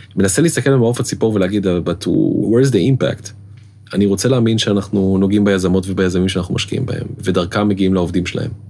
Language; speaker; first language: Hebrew; native; Hebrew